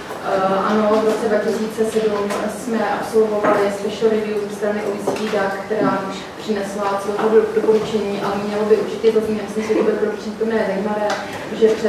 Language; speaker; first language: Czech; native; Czech